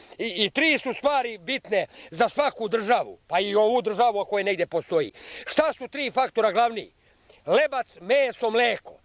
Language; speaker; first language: Serbian; native; Serbian